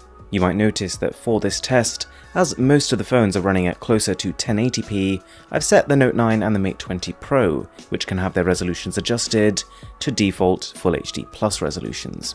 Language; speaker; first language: English; native; English